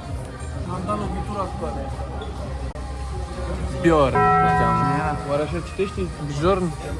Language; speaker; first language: Romanian; native; Romanian